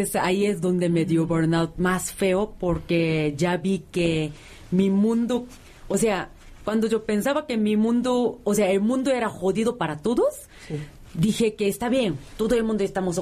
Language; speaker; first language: Spanish; non-native, fluent; Korean